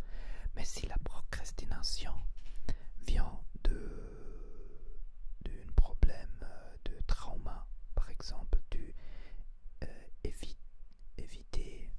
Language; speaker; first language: French; non-native, learner; Spanish